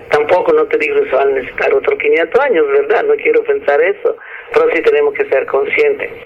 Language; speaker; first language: Spanish; non-native, fluent; Italian